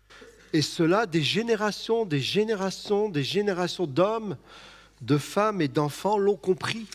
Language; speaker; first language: French; native; French